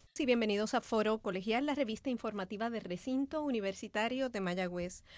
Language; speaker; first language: Spanish; native; Spanish